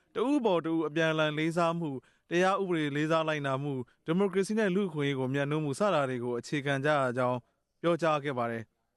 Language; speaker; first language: Burmese; native; Burmese